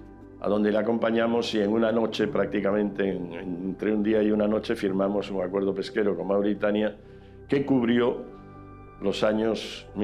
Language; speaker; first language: Spanish; native; Spanish